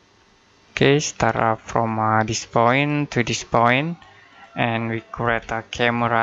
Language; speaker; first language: English; non-native, learner; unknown